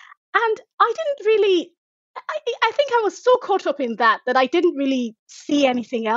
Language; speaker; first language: English; non-native, local second language; Yoruba